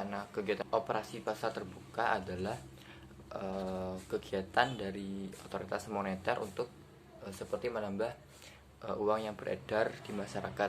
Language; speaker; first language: Indonesian; native; Indonesian